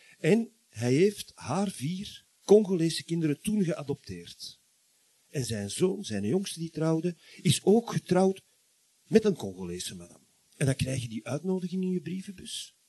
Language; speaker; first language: Dutch; native; Dutch